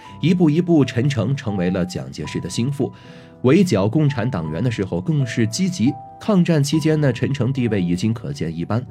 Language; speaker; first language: Chinese; native; Chinese